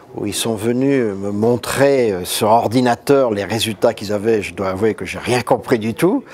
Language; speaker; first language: French; native; French